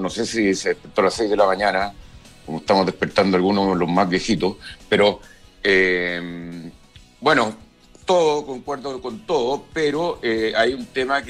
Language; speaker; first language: Spanish; native; Spanish